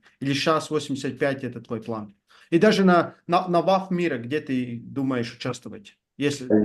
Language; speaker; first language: Russian; non-native, fluent; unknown